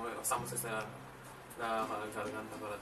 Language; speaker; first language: Spanish; non-native, fluent; Filipino